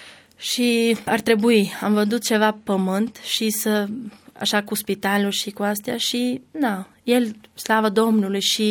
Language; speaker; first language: Romanian; non-native, learner; Albanian